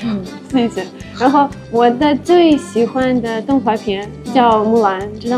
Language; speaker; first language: Chinese; non-native, fluent; Russian